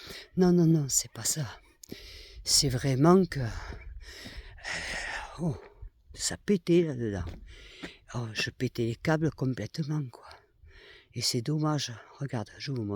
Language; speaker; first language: French; native; French